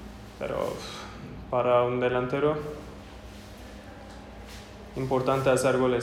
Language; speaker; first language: Spanish; non-native, learner; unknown